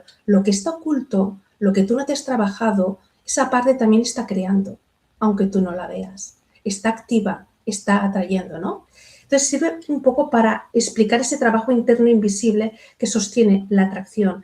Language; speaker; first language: Spanish; native; Spanish